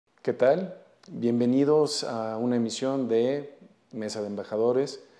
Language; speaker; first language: Spanish; native; Spanish